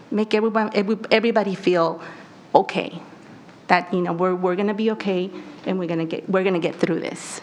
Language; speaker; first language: English; early bilingual, other home language; Spanish